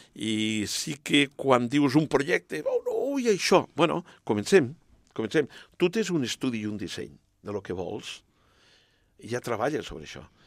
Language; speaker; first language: Catalan; non-native, local second language; Spanish